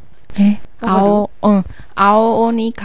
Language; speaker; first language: Japanese; non-native, learner; Chinese